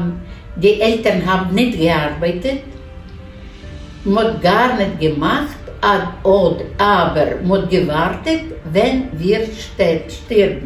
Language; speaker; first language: German; non-native, learner; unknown